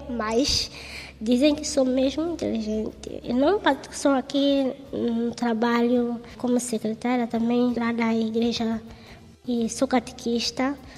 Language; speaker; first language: Portuguese; native; Portuguese